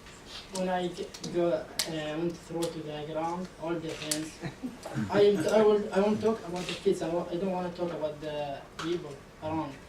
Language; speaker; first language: English; non-native, learner; Arabic